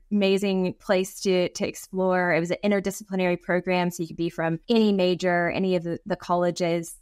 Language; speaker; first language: English; native; English